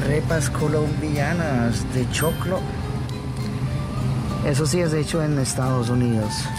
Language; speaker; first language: Spanish; non-native, fluent; Russian